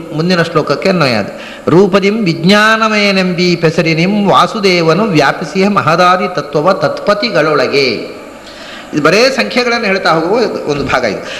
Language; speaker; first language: Kannada; non-native, local second language; Tulu